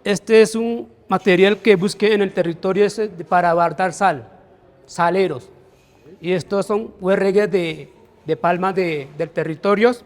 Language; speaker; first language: Spanish; non-native, local second language; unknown